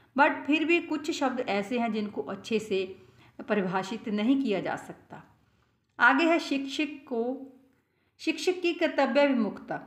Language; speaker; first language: Hindi; non-native, local second language; Punjabi